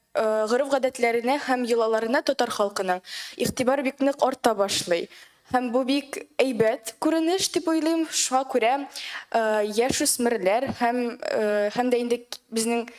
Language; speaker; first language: Tatar; native; Tatar